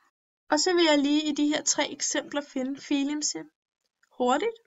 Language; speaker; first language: Danish; early bilingual, other home language; Turkish